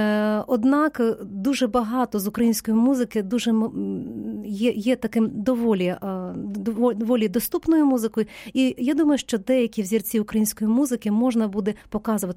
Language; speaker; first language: Ukrainian; native; Ukrainian